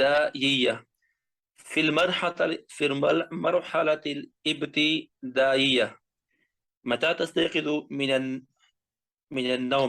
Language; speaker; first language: Arabic; non-native, learner; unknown